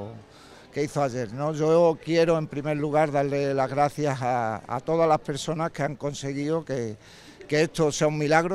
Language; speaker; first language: Spanish; native; Spanish